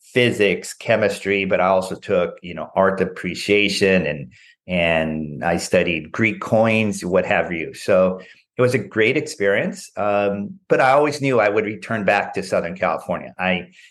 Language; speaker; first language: English; native; English